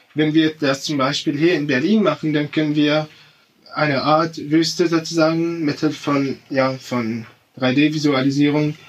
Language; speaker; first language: German; non-native, fluent; Arabic